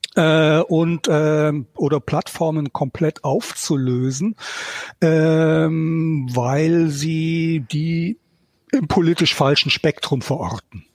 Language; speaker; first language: German; native; German